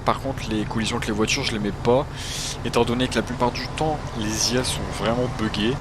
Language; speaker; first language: French; native; French